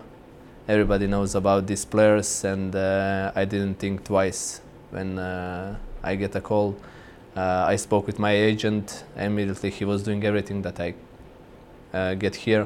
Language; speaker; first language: English; non-native, fluent; Croatian